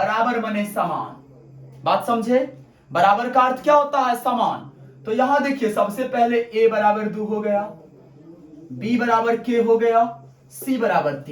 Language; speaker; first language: Hindi; native; Hindi